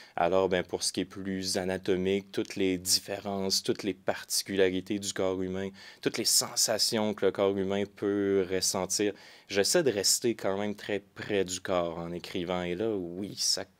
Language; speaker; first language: French; native; French